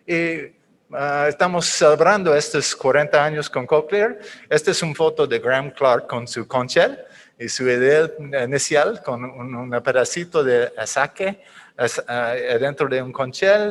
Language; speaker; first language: Spanish; non-native, fluent; English